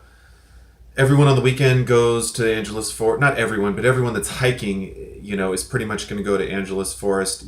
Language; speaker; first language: English; native; English